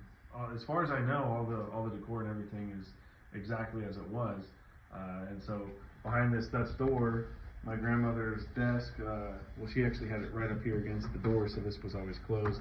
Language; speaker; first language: English; native; English